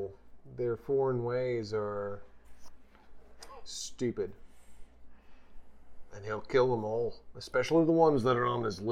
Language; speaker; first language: English; native; English